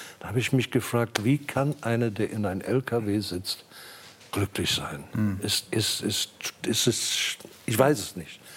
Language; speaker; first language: German; non-native, fluent; English